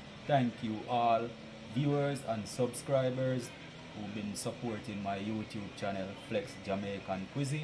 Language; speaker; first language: English; native; English